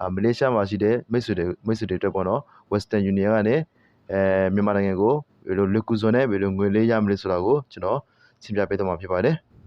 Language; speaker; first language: Burmese; native; Burmese